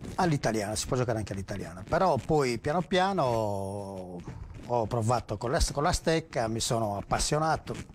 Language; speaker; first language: Italian; native; Italian